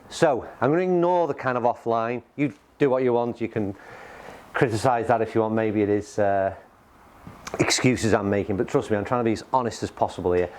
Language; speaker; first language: English; native; English